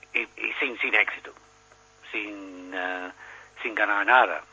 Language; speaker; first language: Spanish; non-native, learner; English